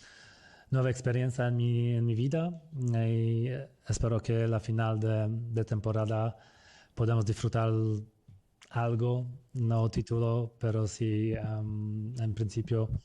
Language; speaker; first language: Spanish; non-native, fluent; Polish